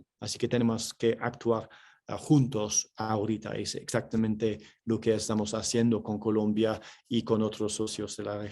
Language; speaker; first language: Spanish; non-native, fluent; English